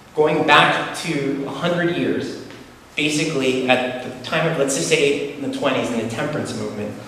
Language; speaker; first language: English; native; English